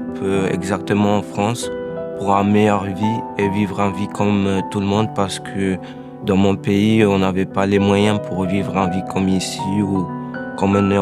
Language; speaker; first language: French; non-native, fluent; Albanian